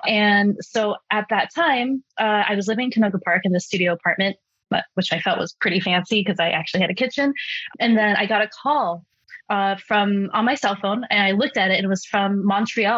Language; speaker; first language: English; early bilingual, other home language; Chinese